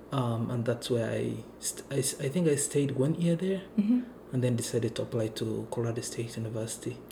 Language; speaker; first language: English; non-native, local second language; Somali